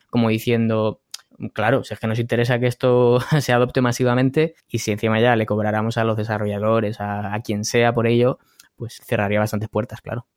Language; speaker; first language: Spanish; native; Spanish